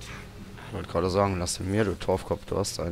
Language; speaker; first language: German; native; German